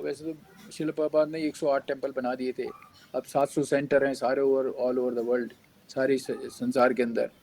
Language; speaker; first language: Hindi; native; Hindi